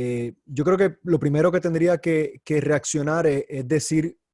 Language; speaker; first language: Spanish; native; Spanish